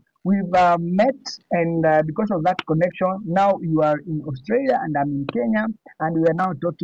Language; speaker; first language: English; non-native, local second language; Swahili